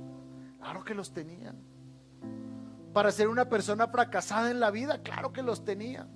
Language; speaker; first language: Spanish; native; Spanish